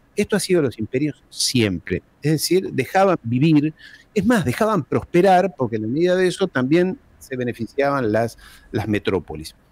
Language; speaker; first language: Spanish; early bilingual, heritage; Spanish